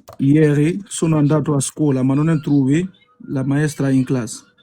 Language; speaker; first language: Italian; non-native, learner; French